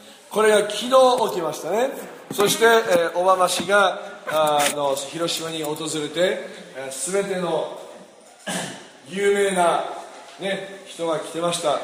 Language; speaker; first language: Japanese; non-native, fluent; English